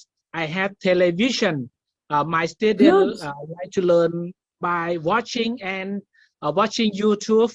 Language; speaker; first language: English; non-native, learner; Thai